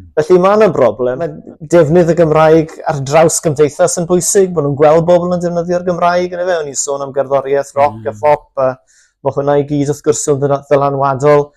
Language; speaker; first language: Welsh; native; Welsh